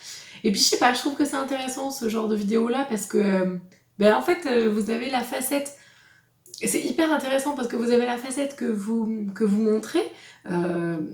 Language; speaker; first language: French; native; French